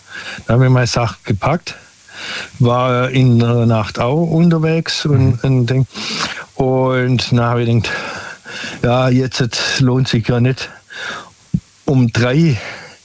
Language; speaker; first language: German; native; German